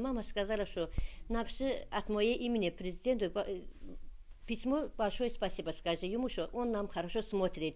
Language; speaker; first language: Russian; non-native, local second language; Azerbaijani